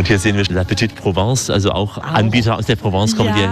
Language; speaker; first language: German; native; German